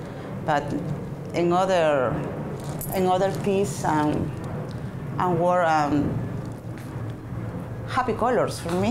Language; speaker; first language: English; non-native, learner; Spanish